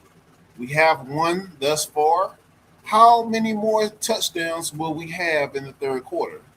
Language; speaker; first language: English; native; English